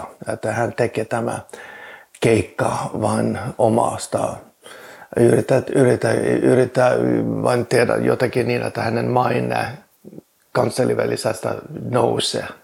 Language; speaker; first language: Finnish; non-native, fluent; Norwegian